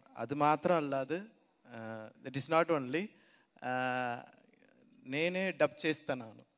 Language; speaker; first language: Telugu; non-native, learner; Tamil